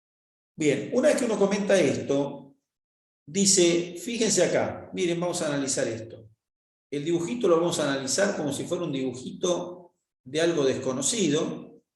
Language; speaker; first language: Spanish; native; Spanish